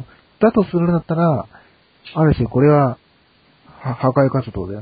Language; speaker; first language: Japanese; native; Japanese